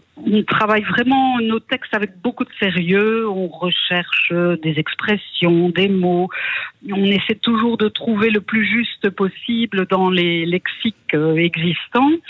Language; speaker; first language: French; native; French